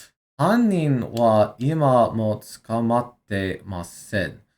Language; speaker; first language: Japanese; non-native, learner; English